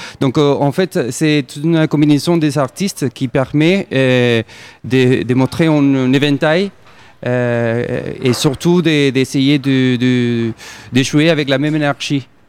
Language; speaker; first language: French; non-native, fluent; Spanish